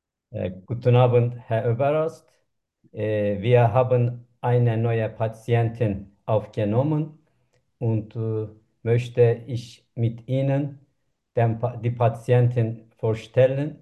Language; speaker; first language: German; non-native, learner; Turkish